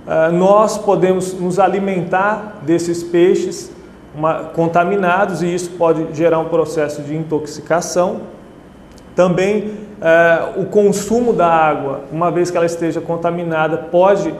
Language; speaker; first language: Portuguese; native; Portuguese